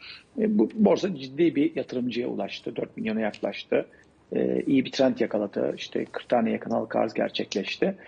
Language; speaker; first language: Turkish; native; Turkish